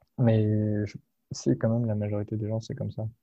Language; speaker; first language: French; native; French